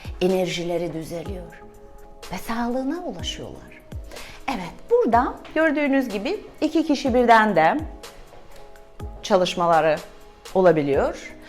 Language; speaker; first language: Turkish; non-native, fluent; Russian